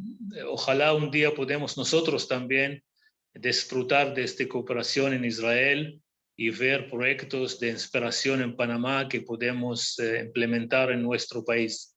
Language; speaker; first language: Spanish; non-native, fluent; Hebrew